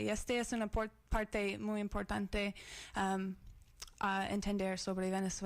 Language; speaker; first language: Spanish; non-native, learner; English